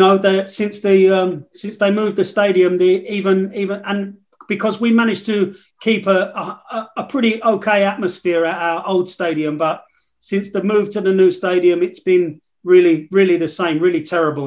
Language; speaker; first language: English; native; English